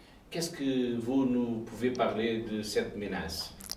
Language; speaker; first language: French; non-native, learner; Portuguese